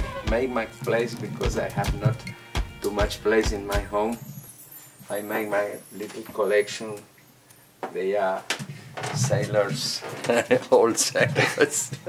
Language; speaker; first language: English; non-native, learner; Spanish